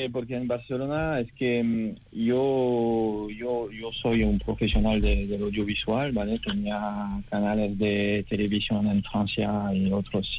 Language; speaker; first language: Spanish; non-native, fluent; French